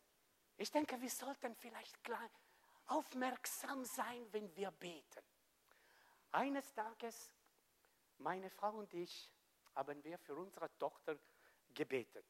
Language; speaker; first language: German; non-native, fluent; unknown